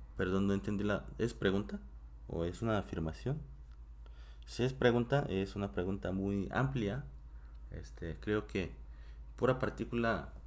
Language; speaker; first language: Spanish; non-native, fluent; Korean